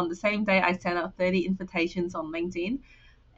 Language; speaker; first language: English; non-native, local second language; Cantonese